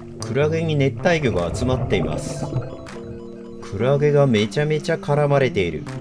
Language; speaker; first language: Japanese; native; Japanese